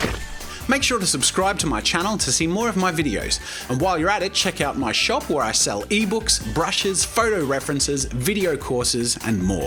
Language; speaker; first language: English; native; English